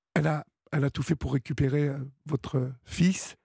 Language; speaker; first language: French; native; French